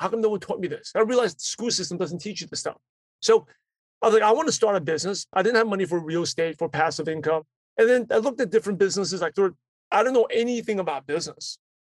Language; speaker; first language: English; early bilingual, other home language; Cantonese